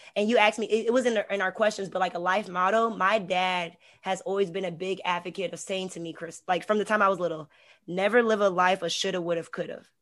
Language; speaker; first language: English; native; English